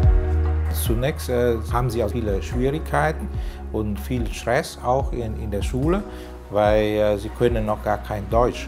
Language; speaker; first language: German; non-native, fluent; Vietnamese